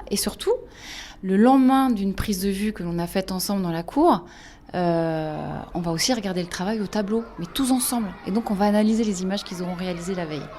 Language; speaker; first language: French; native; French